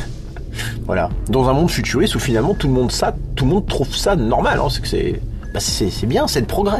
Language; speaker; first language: French; native; French